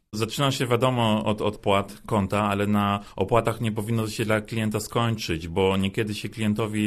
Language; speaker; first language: Polish; early bilingual, other home language; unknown